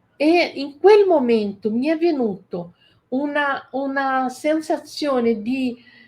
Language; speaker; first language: Italian; non-native, fluent; Portuguese